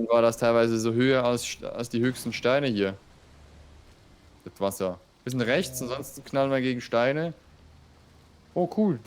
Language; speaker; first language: German; native; German